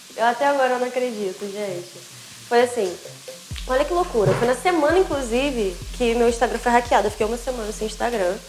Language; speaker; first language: Portuguese; native; Portuguese